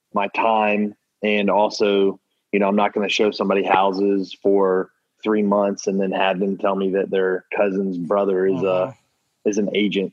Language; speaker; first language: English; native; English